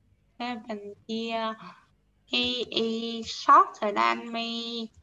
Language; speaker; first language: English; non-native, learner; Vietnamese